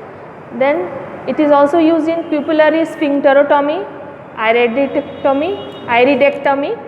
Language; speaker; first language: English; non-native, local second language; Bangla